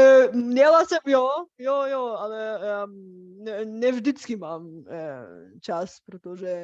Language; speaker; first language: Czech; non-native, fluent; Bulgarian